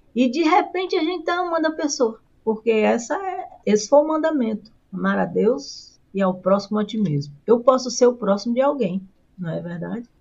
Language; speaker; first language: Portuguese; native; Portuguese